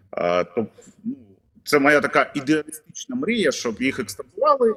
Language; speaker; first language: Ukrainian; native; Ukrainian